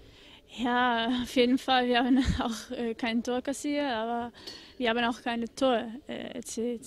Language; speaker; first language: German; non-native, fluent; Portuguese